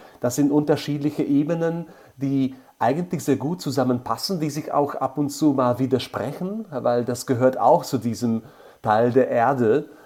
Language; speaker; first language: German; non-native, fluent; Slovak